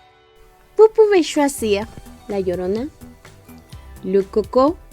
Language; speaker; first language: French; non-native, learner; Spanish